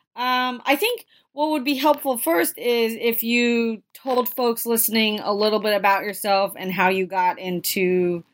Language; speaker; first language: English; native; English